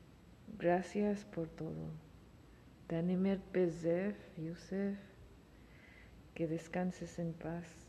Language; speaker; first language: Spanish; early bilingual, heritage; English